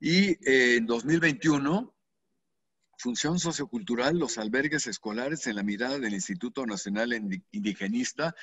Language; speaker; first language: Spanish; native; Spanish